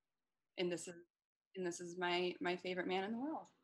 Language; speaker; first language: English; native; English